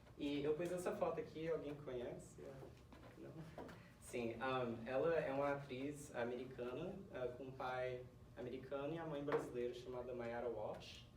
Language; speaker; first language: Portuguese; early bilingual, heritage; Portuguese